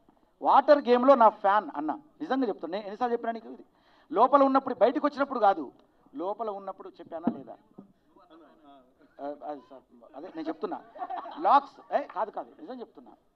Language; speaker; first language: Telugu; native; Telugu